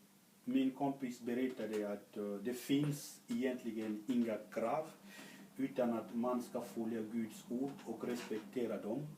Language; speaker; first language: Swedish; non-native, fluent; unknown